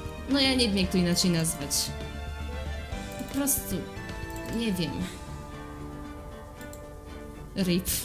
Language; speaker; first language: Polish; native; Polish